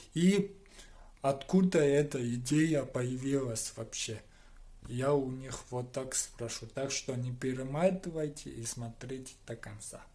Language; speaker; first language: Russian; non-native, local second language; Kyrgyz